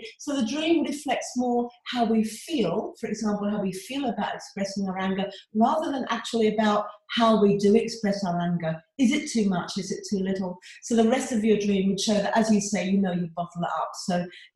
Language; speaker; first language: English; native; English